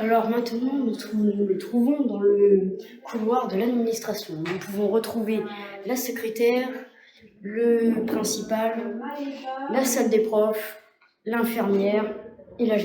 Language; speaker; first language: French; native; French